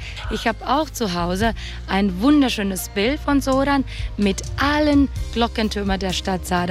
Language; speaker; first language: German; non-native, fluent; Croatian